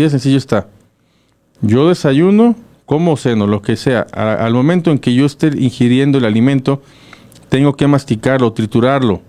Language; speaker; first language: Spanish; native; Spanish